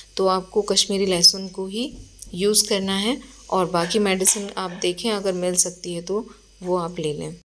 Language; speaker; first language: Hindi; native; Hindi